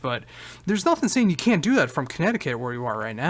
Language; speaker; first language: English; native; English